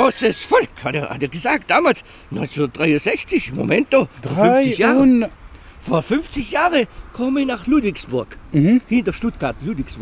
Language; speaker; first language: German; non-native, learner; Italian